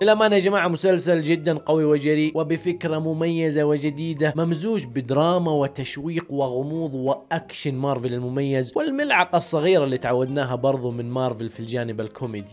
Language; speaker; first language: Arabic; native; Arabic